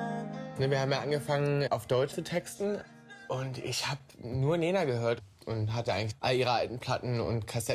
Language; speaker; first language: German; native; German